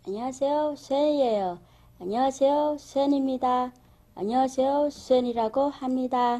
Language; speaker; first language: Korean; non-native, learner; Vietnamese